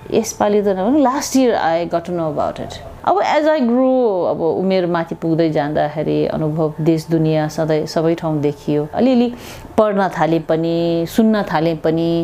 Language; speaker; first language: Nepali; non-native, local second language; Tibetan